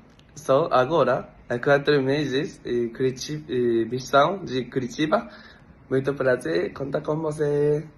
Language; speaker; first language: Portuguese; non-native, learner; Japanese